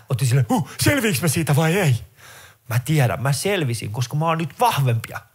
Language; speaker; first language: Finnish; early bilingual, other home language; Persian